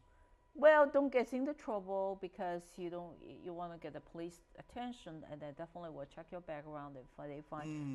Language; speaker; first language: English; non-native, fluent; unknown